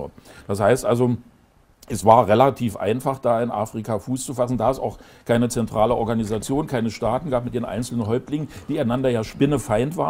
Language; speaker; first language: German; native; German